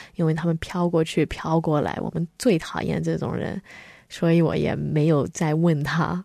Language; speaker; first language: Chinese; early bilingual, heritage; Chinese